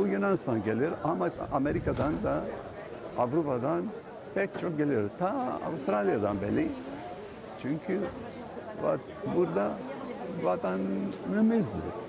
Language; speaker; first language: Turkish; non-native, local second language; Greek